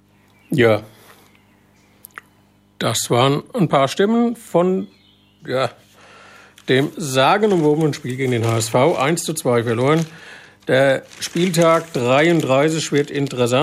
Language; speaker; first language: German; native; German